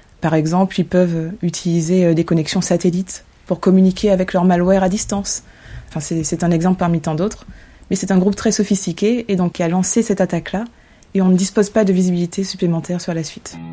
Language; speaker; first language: French; native; French